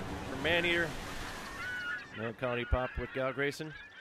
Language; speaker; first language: English; early bilingual, other home language; Finnish